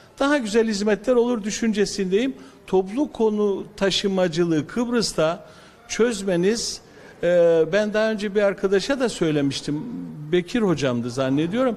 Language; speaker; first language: Turkish; native; Turkish